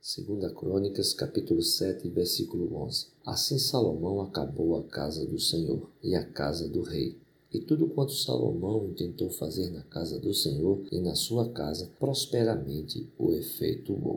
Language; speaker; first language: Portuguese; native; Portuguese